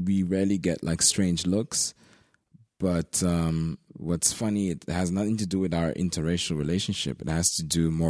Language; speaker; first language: English; native; English